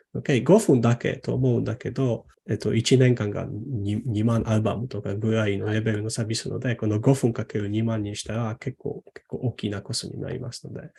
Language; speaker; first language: Japanese; non-native, fluent; Polish